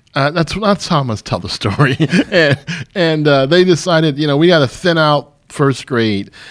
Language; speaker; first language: English; native; English